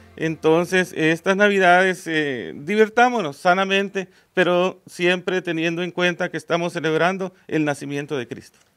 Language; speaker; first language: Spanish; native; Spanish